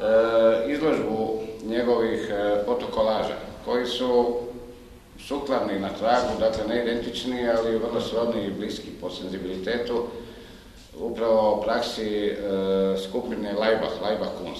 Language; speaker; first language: Croatian; native; Croatian